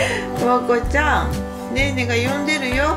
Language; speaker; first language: Japanese; native; Japanese